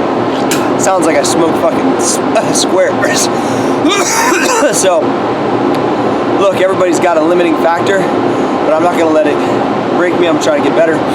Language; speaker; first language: English; native; English